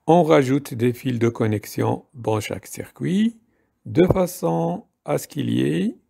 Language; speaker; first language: French; non-native, local second language; Arabic